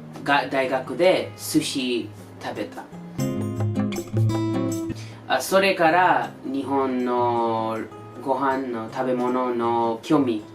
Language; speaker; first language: Japanese; non-native, learner; English